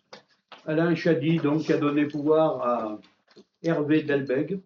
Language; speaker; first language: French; native; French